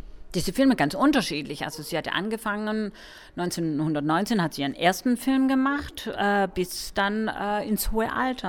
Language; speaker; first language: German; native; German